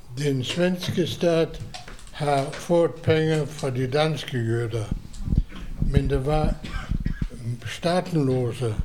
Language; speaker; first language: Danish; non-native, fluent; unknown